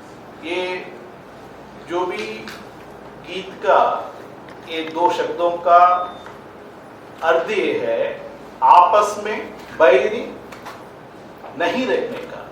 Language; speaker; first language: Hindi; non-native, local second language; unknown